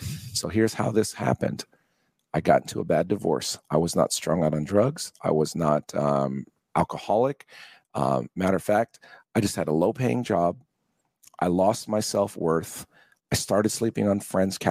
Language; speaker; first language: English; native; English